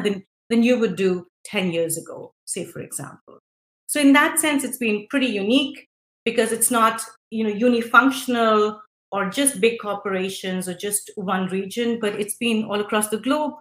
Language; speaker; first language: English; non-native, local second language; Hindi